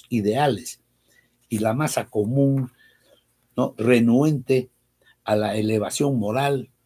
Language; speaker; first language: Spanish; native; Spanish